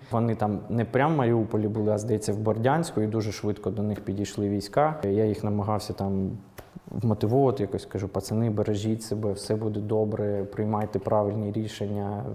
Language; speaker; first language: Ukrainian; non-native, local second language; Russian